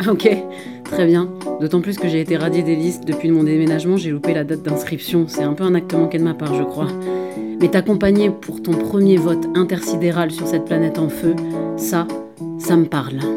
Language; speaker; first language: French; native; French